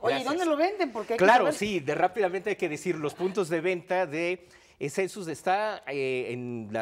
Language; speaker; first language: Spanish; native; Spanish